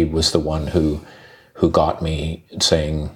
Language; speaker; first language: English; native; English